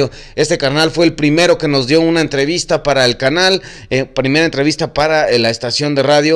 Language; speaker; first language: Spanish; native; Spanish